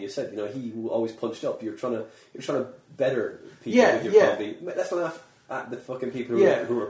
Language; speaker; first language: English; native; English